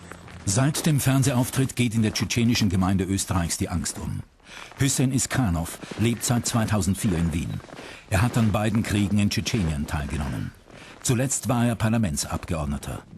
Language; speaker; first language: German; native; German